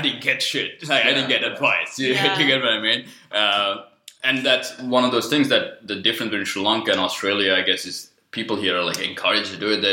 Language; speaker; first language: English; non-native, local second language; Sinhala